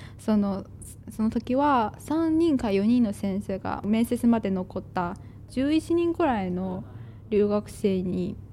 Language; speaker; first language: Japanese; non-native, fluent; Chinese